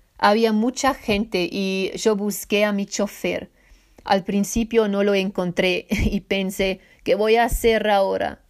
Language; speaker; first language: Spanish; non-native, fluent; Swiss German